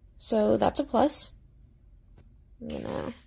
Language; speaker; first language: English; native; English